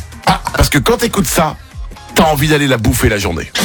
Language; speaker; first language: French; native; French